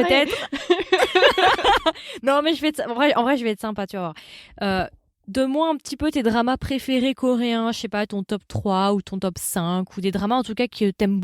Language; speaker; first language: French; native; French